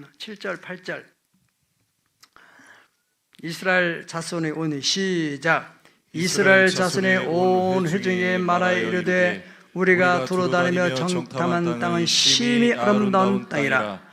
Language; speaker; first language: Korean; native; Korean